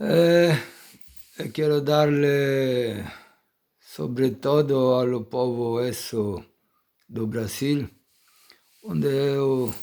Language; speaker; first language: Portuguese; non-native, fluent; Italian